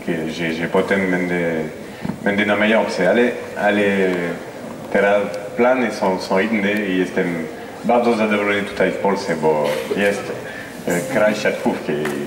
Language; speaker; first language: Polish; non-native, fluent; French